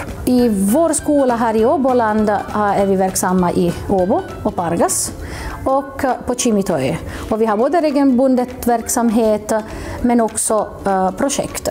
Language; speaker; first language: Swedish; non-native, local second language; Finnish